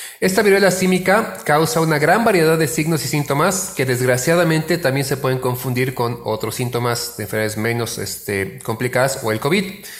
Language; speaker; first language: Spanish; native; Spanish